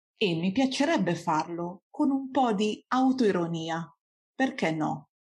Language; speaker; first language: Italian; native; Italian